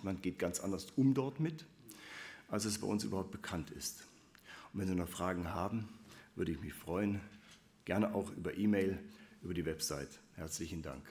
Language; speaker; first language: German; native; German